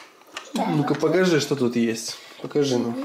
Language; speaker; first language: Russian; native; Russian